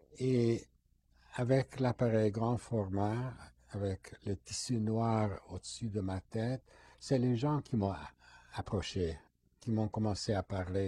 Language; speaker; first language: French; non-native, fluent; Hungarian